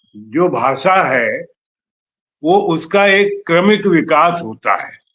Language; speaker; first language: Hindi; native; Hindi